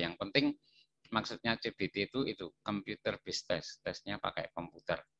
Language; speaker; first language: English; non-native, fluent; Javanese